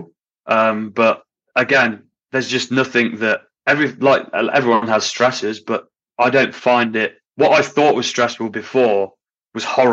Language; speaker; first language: English; native; English